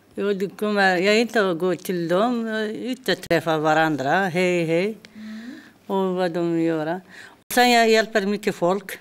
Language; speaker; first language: Swedish; non-native, learner; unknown